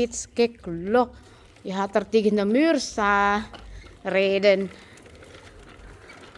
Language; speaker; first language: Dutch; non-native, learner; Filipino